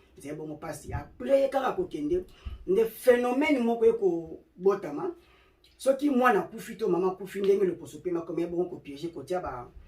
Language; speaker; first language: Lingala; non-native, local second language; Kongo